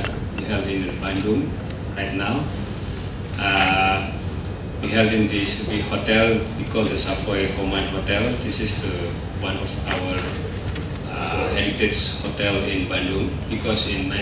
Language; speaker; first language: English; non-native, learner; Indonesian